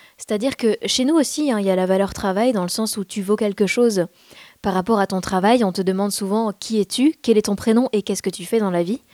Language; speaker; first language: French; native; French